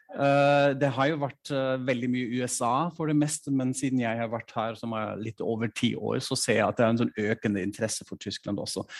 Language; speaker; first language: Norwegian; non-native, fluent; German